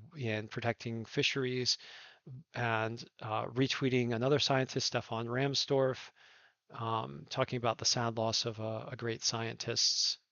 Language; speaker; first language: English; native; English